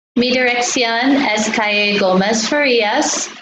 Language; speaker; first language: Spanish; non-native, fluent; English